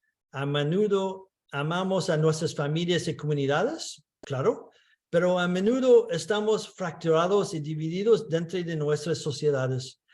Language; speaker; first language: Spanish; non-native, fluent; English